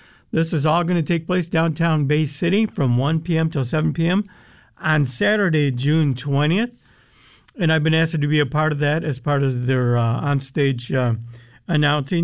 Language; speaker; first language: English; early bilingual, other home language; Spanish